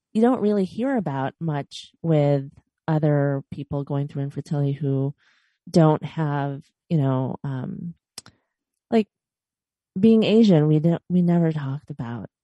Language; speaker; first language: English; early bilingual, other home language; Filipino